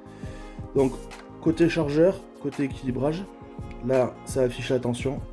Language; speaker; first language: French; native; French